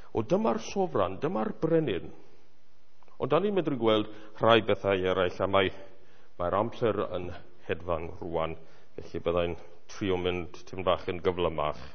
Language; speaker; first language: Welsh; non-native, fluent; English